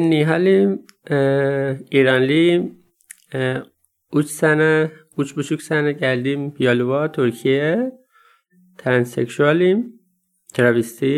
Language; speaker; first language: Turkish; non-native, learner; Persian